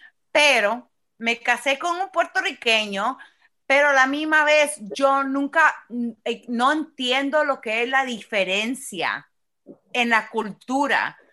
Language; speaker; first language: Spanish; early bilingual, heritage; Spanish